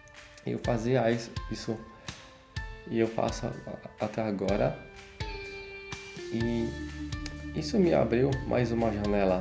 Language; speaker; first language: Portuguese; non-native, fluent; Polish